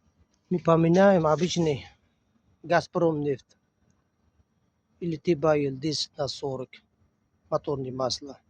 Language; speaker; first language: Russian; non-native, local second language; Uzbek